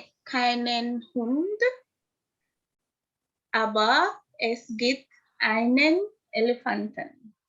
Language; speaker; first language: German; non-native, learner; English